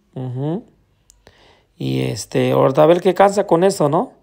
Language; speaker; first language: Spanish; non-native, learner; Urdu